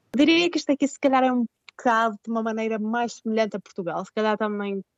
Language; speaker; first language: Portuguese; native; Portuguese